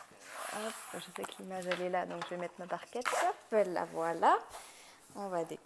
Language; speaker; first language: French; native; French